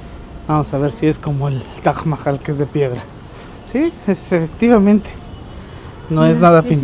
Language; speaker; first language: Spanish; native; Spanish